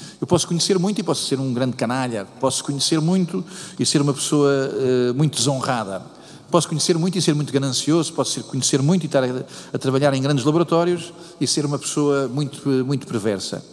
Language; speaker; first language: Portuguese; native; Portuguese